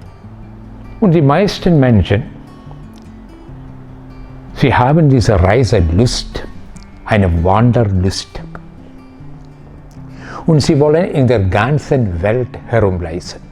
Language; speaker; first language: German; non-native, fluent; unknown